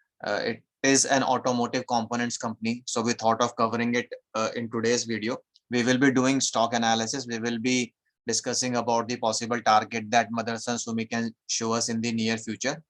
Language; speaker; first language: English; non-native, local second language; Hindi